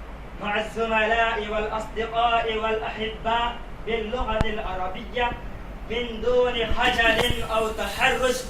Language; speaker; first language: Arabic; non-native, learner; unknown